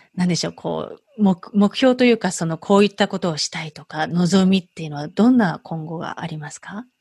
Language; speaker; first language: Japanese; native; Japanese